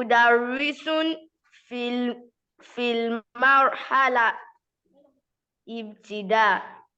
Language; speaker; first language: Arabic; non-native, learner; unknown